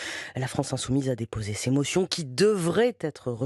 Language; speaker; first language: French; native; French